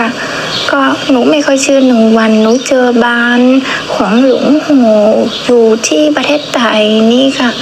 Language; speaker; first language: Thai; non-native, learner; Vietnamese